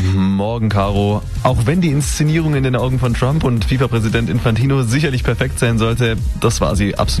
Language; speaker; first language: German; native; German